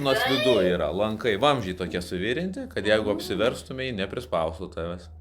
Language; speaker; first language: Lithuanian; native; Lithuanian